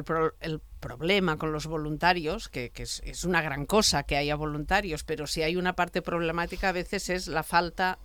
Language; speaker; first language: Spanish; non-native, local second language; Catalan